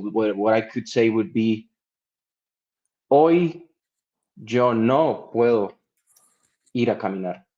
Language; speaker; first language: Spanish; non-native, learner; English